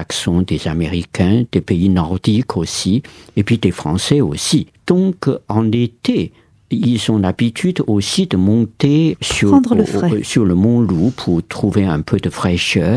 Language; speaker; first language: French; non-native, fluent; Chinese